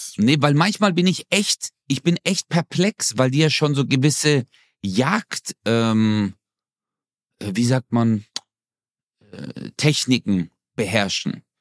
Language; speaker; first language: German; early bilingual, other home language; Turkish